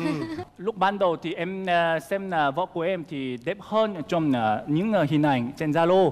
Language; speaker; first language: Vietnamese; non-native, fluent; Korean